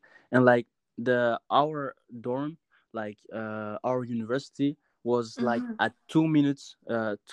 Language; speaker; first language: English; non-native, local second language; French